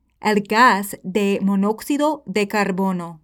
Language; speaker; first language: Spanish; non-native, fluent; English